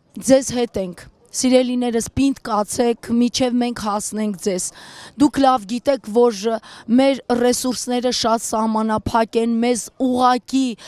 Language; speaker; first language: Armenian; native; Armenian